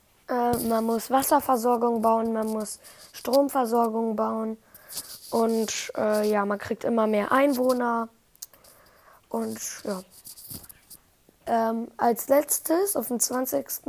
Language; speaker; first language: German; native; German